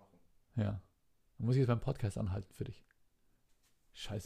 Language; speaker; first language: German; native; German